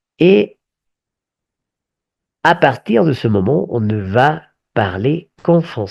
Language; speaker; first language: French; non-native, fluent; Spanish